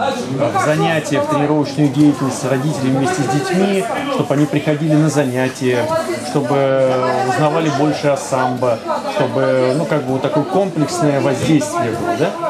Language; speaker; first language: Russian; native; Russian